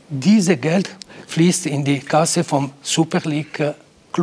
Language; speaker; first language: German; non-native, local second language; Italian